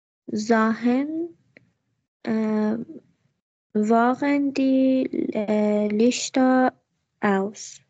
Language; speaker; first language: German; non-native, learner; Persian